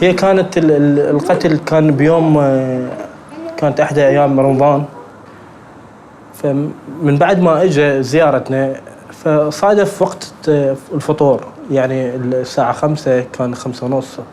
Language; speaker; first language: Arabic; native; Arabic